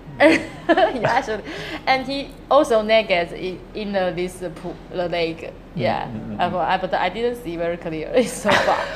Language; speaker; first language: English; non-native, learner; Chinese